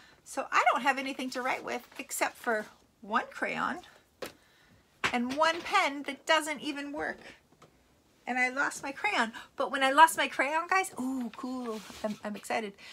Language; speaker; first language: English; native; English